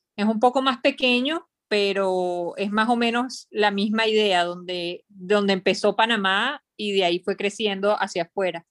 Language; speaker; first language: Spanish; native; Spanish